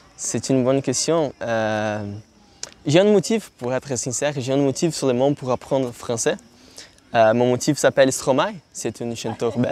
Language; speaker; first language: French; non-native, learner; Portuguese